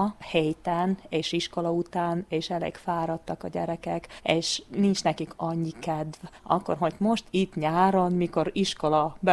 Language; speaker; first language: Hungarian; non-native, local second language; Ukrainian